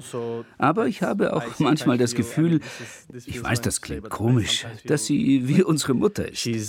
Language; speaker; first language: German; non-native, fluent; Turkish